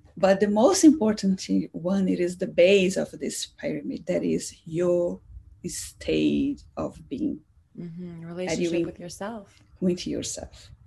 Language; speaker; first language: English; non-native, fluent; Portuguese